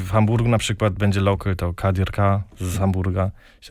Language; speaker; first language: Polish; early bilingual, heritage; Polish